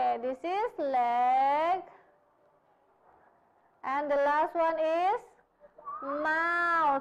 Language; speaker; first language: English; non-native, fluent; Indonesian